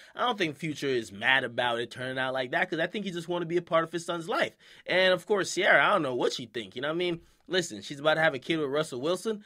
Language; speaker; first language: English; native; English